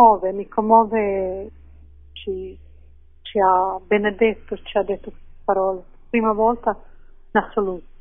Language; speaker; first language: Italian; non-native, fluent; Croatian